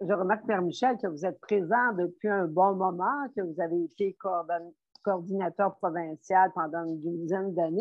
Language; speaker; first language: French; native; French